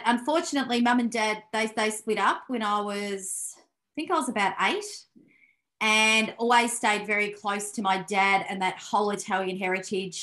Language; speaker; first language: English; native; English